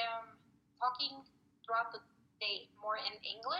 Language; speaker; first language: English; non-native, fluent; Spanish